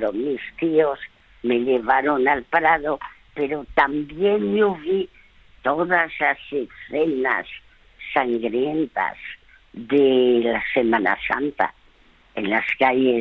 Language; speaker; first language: Spanish; early bilingual, other home language; French